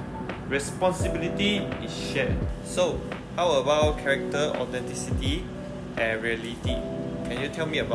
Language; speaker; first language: English; non-native, local second language; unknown